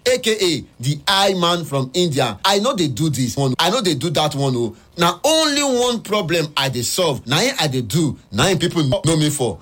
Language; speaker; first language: Nigerian Pidgin; native; Nigerian Pidgin